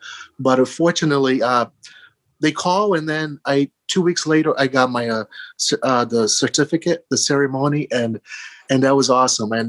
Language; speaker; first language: English; early bilingual, other home language; Portuguese